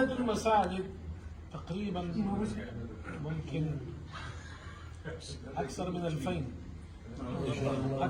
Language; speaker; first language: Arabic; non-native, fluent; Urdu